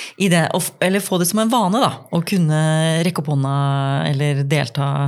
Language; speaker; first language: Norwegian; native; Norwegian